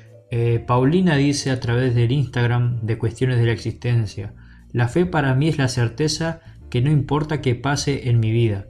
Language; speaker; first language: Spanish; native; Spanish